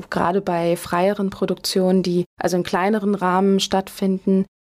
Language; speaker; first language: German; native; German